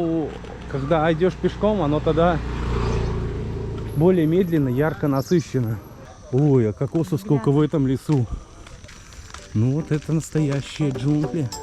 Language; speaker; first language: Russian; native; Russian